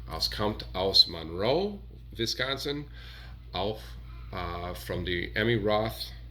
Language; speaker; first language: German; non-native, learner; English